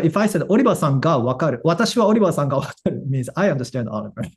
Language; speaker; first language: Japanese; non-native, fluent; English